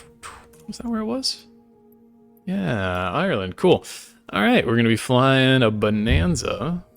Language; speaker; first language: English; native; English